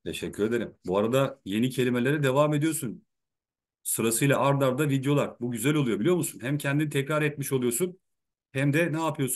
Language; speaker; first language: Turkish; native; Turkish